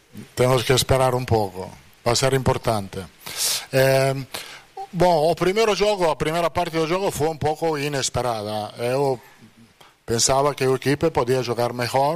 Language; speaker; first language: Portuguese; non-native, fluent; Italian